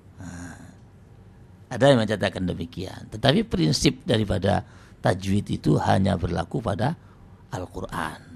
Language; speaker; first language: Indonesian; non-native, local second language; Javanese